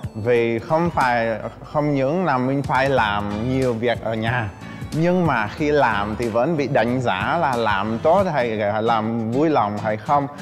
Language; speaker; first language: Vietnamese; non-native, fluent; Czech